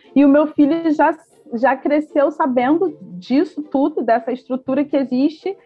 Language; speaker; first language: Portuguese; native; Portuguese